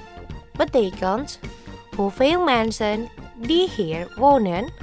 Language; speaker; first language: Dutch; non-native, fluent; Indonesian